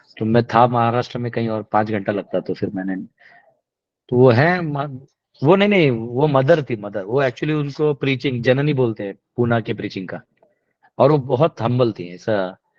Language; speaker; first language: Hindi; non-native, local second language; Marathi